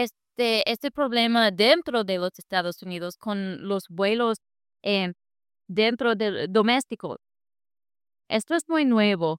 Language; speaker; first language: Spanish; non-native, fluent; English